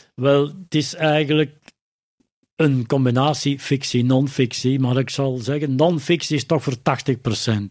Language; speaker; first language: Dutch; native; Dutch